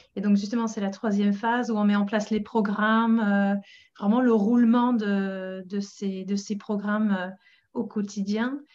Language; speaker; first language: French; non-native, fluent; English